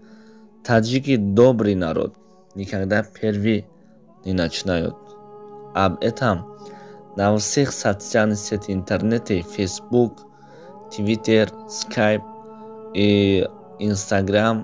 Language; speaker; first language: Russian; non-native, learner; Tajik